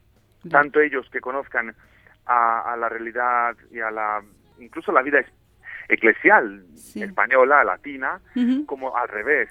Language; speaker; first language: Spanish; non-native, fluent; Romanian